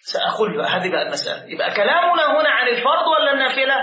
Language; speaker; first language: Arabic; native; Arabic